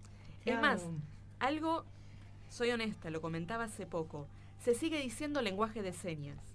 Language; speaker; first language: Spanish; native; Spanish